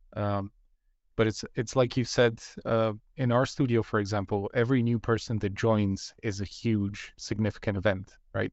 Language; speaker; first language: English; non-native, fluent; Bulgarian